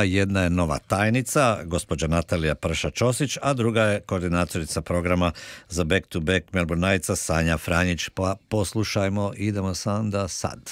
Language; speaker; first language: Croatian; native; Croatian